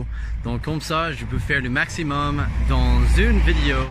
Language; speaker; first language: French; non-native, fluent; English